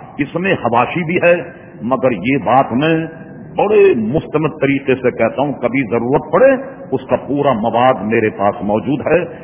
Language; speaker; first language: Urdu; native; Urdu